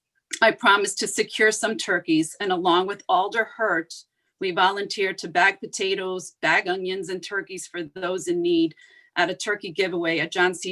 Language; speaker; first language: English; native; English